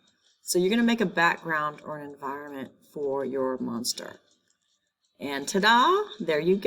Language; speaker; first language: English; native; English